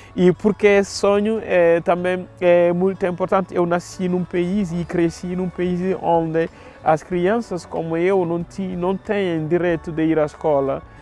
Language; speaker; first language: Portuguese; non-native, fluent; Fula